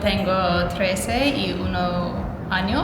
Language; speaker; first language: Spanish; non-native, learner; English